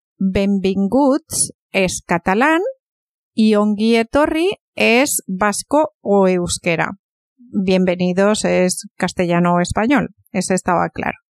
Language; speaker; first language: Spanish; native; Spanish